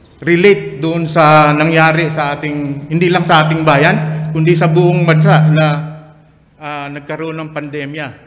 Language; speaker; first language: Filipino; non-native, local second language; Cebuano